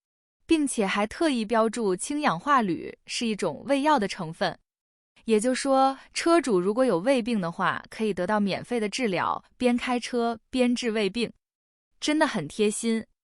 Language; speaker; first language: Chinese; native; Chinese